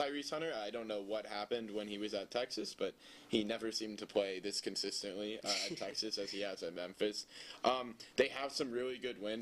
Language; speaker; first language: English; native; English